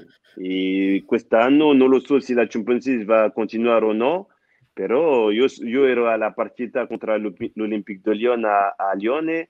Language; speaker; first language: Italian; non-native, fluent; French